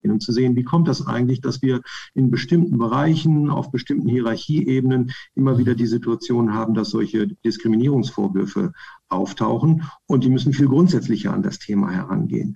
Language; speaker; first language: German; native; German